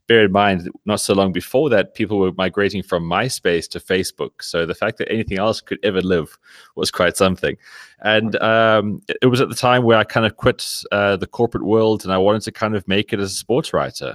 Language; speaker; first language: English; native; English